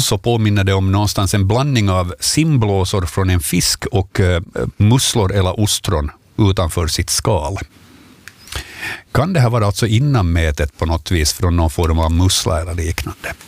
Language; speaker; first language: Swedish; native; Swedish